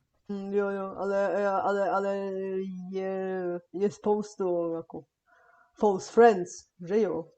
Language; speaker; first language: Czech; non-native, fluent; Bulgarian